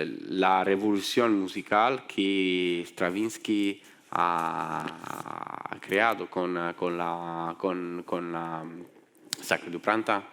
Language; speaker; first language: Spanish; non-native, fluent; Italian